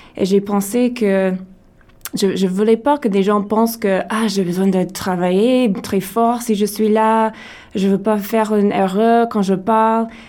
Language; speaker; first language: French; non-native, local second language; English